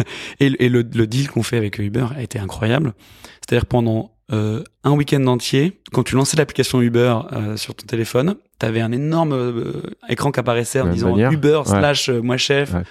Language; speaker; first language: French; native; French